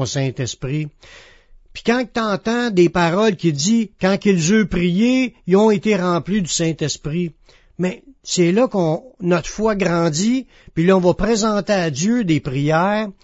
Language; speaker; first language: French; native; French